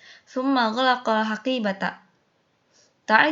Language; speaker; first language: Arabic; non-native, fluent; Indonesian